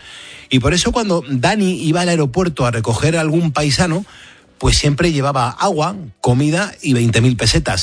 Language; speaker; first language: Spanish; native; Spanish